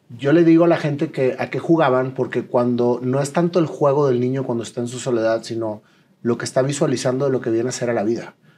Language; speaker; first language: Spanish; native; Spanish